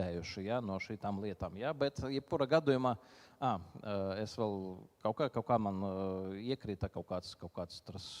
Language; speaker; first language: Latvian; non-native, local second language; Russian